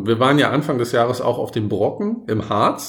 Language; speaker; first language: German; native; German